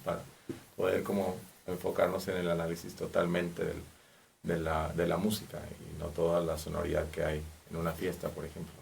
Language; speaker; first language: Spanish; native; Spanish